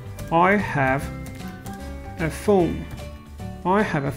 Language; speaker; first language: English; non-native, fluent; Russian